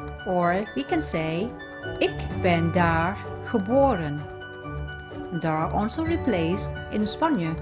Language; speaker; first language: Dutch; non-native, fluent; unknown